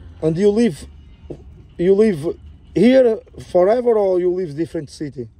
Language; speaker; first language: English; non-native, learner; Portuguese